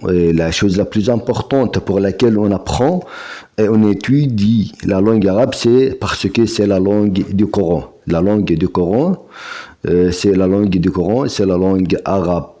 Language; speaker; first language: French; non-native, fluent; Arabic